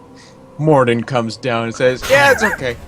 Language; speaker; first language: English; native; English